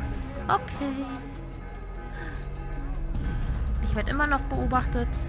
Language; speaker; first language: German; native; German